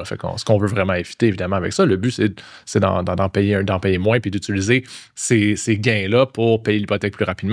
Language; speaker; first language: French; native; French